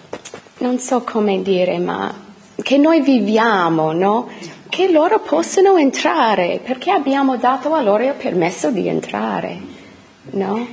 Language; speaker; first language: Italian; non-native, fluent; English